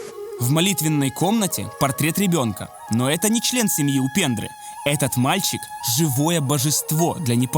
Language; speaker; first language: Russian; native; Russian